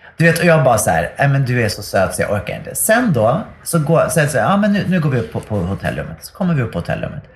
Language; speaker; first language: Swedish; native; Swedish